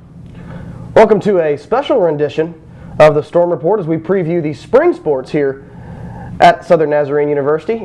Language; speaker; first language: English; native; English